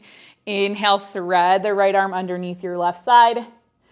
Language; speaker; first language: English; native; English